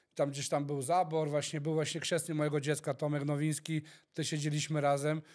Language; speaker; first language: Polish; early bilingual, heritage; Polish